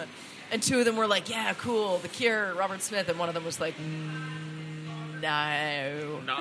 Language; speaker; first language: English; native; English